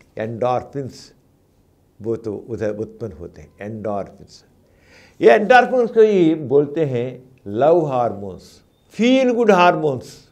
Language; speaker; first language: Hindi; non-native, local second language; Telugu